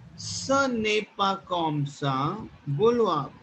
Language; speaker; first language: French; non-native, fluent; Hindi